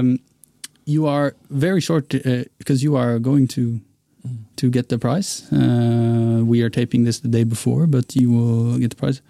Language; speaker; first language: English; non-native, fluent; Norwegian